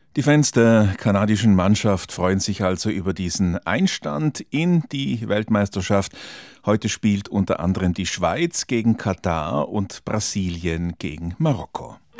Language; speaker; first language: German; native; German